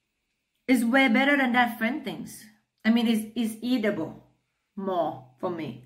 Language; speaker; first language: English; non-native, learner; Thai